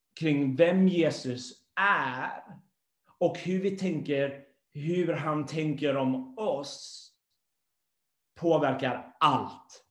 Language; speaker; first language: Swedish; non-native, fluent; English